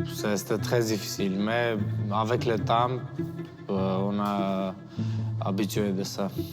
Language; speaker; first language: French; non-native, learner; Armenian